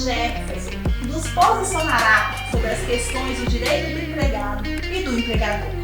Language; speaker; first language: Portuguese; native; Portuguese